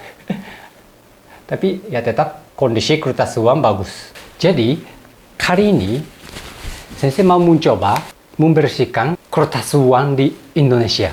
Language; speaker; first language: Indonesian; non-native, fluent; Japanese